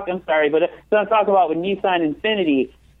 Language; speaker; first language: English; native; English